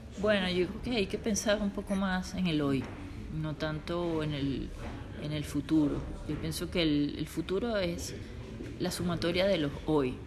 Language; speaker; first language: Spanish; native; Spanish